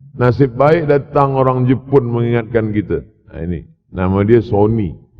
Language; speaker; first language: Malay; native; Malay